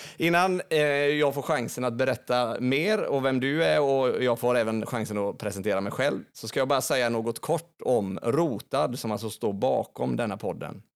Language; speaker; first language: Swedish; native; Swedish